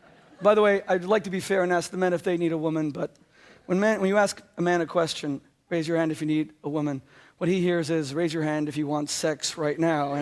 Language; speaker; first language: English; native; English